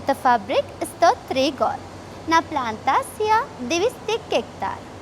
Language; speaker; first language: Russian; non-native, learner; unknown